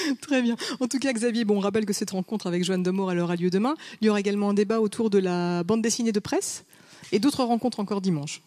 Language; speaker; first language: French; native; French